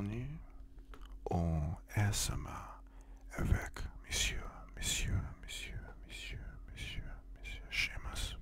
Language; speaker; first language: French; non-native, learner; English